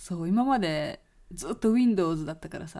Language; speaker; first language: Japanese; native; Japanese